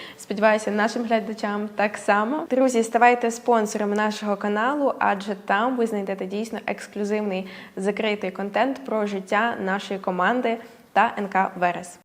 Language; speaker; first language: Ukrainian; native; Ukrainian